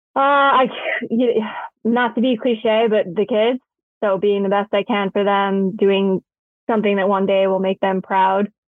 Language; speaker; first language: English; native; English